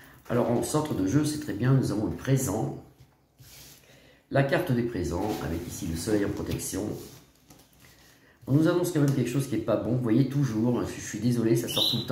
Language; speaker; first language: French; native; French